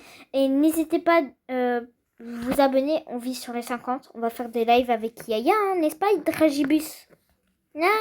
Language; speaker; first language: French; native; French